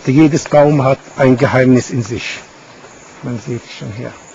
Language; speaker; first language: German; non-native, fluent; Arabic